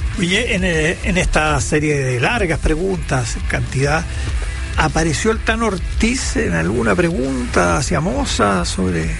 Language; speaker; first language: Spanish; native; Spanish